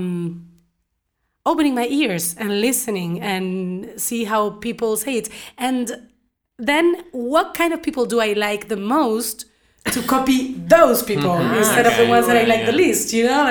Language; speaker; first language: English; non-native, fluent; Spanish